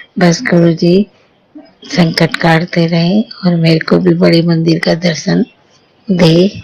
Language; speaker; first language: Hindi; early bilingual, heritage; Hindi